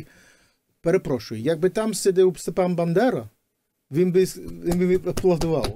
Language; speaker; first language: Ukrainian; early bilingual, heritage; Ukrainian